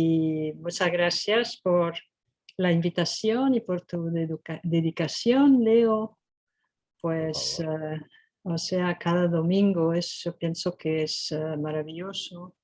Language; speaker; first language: Spanish; non-native, fluent; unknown